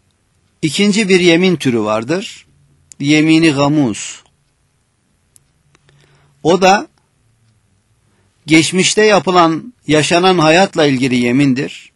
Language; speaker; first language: Turkish; native; Turkish